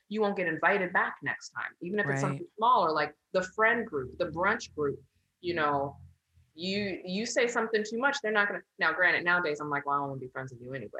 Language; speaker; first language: English; native; English